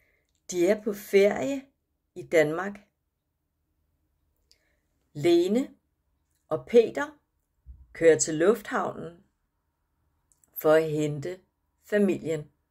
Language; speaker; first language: Danish; non-native, fluent; Japanese